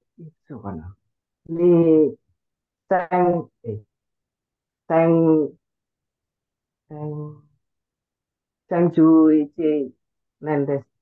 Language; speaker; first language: Japanese; non-native, learner; Indonesian